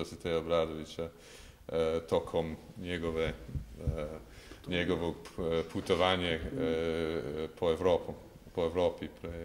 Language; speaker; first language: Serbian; non-native, fluent; English